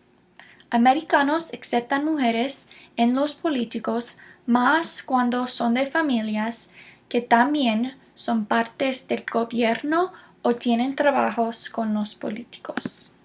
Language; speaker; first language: Spanish; non-native, learner; English